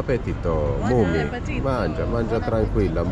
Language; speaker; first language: Italian; native; Italian